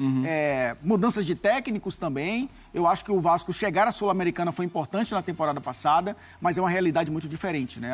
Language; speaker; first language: Portuguese; native; Portuguese